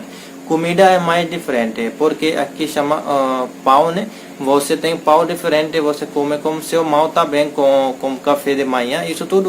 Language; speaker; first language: Portuguese; non-native, learner; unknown